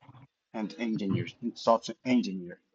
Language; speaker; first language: English; non-native, learner; Portuguese